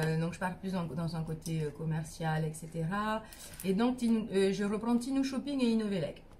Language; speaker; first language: French; native; French